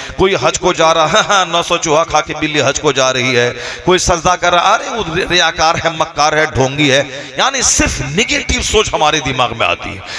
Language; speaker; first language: Hindi; native; Hindi